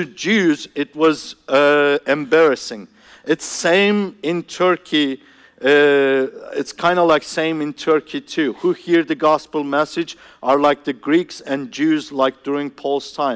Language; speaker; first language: English; non-native, fluent; Turkish